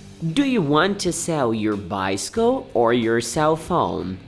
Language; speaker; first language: English; non-native, fluent; Portuguese